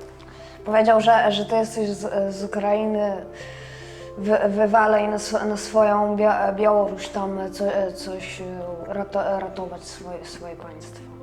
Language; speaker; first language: Polish; early bilingual, other home language; Russian